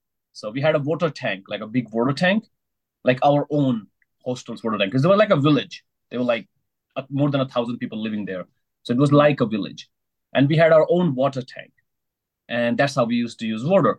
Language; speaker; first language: English; non-native, local second language; Hindi